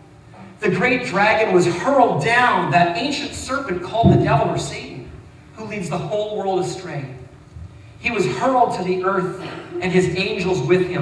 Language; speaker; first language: English; native; English